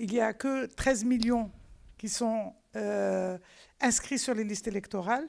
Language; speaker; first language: French; non-native, local second language; Arabic